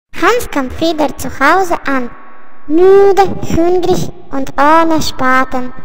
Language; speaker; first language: German; non-native, learner; Latvian